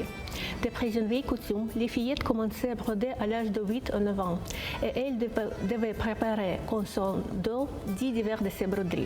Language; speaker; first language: French; non-native, fluent; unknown